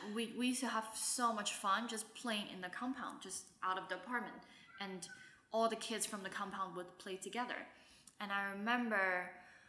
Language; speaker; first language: English; non-native, local second language; Wu Chinese